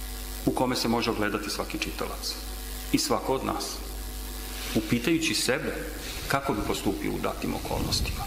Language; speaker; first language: Serbian; native; Serbian